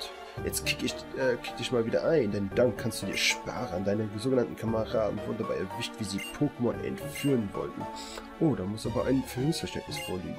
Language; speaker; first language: German; native; German